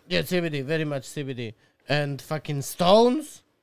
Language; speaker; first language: English; non-native, fluent; Slovak